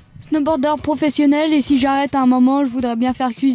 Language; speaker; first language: French; native; French